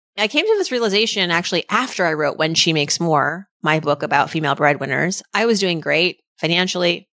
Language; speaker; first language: English; early bilingual, other home language; Persian